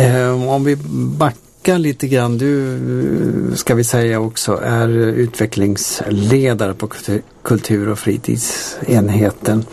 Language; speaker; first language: Swedish; native; Swedish